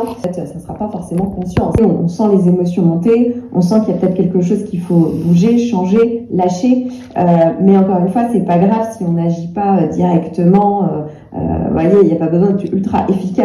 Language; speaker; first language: French; native; French